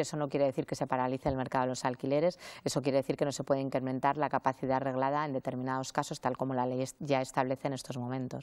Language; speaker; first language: Spanish; native; Spanish